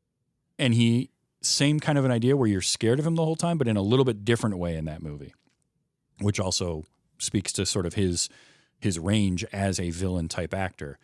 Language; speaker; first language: English; native; English